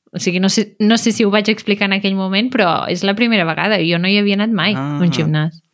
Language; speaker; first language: Catalan; native; Catalan